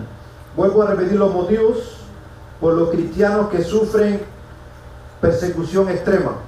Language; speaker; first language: Spanish; native; Spanish